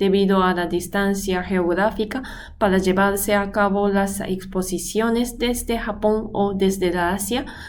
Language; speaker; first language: Spanish; non-native, fluent; Japanese